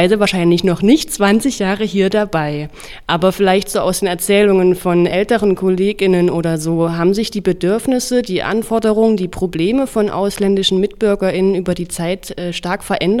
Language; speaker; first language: German; native; German